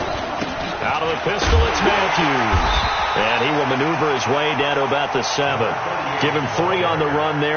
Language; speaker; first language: English; native; English